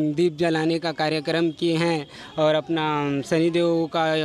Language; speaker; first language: Hindi; native; Hindi